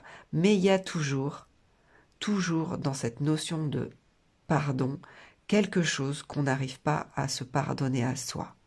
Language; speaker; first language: French; native; French